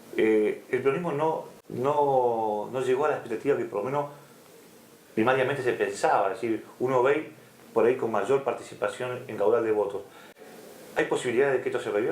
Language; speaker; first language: Spanish; native; Spanish